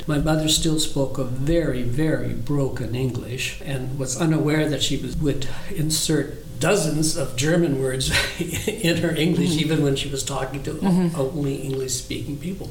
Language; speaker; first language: English; early bilingual, other home language; German